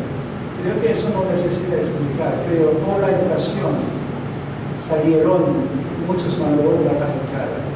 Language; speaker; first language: Spanish; non-native, learner; Korean